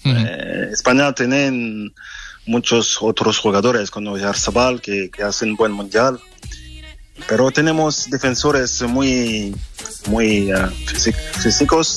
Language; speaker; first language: Spanish; non-native, fluent; French